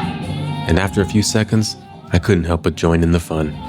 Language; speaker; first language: English; native; English